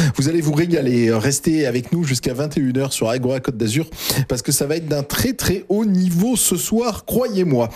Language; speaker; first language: French; native; French